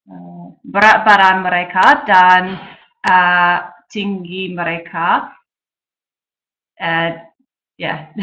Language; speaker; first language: Indonesian; non-native, learner; English